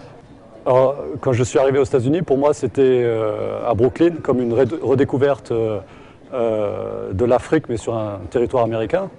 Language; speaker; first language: French; native; French